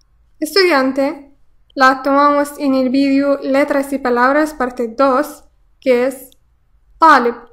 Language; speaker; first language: Spanish; non-native, fluent; Arabic